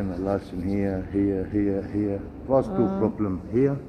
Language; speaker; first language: German; non-native, learner; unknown